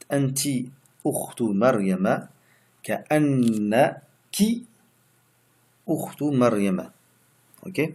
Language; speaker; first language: Arabic; non-native, fluent; French